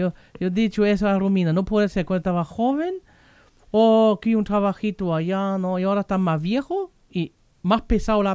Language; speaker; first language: Spanish; non-native, fluent; German